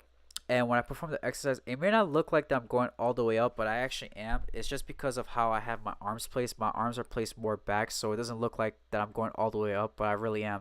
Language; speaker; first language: English; native; English